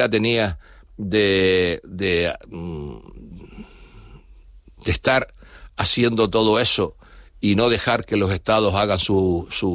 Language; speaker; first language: Spanish; native; Spanish